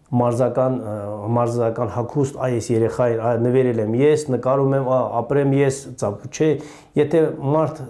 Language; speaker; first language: Armenian; native; Armenian